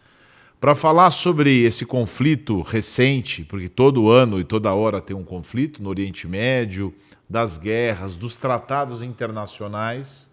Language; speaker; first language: Portuguese; native; Portuguese